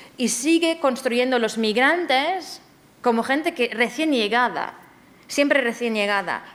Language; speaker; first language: Spanish; non-native, fluent; German